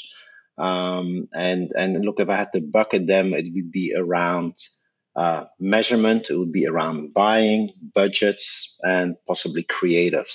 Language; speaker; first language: English; non-native, fluent; Dutch